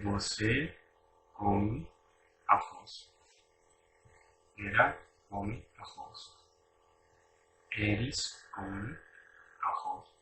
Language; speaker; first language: Portuguese; non-native, learner; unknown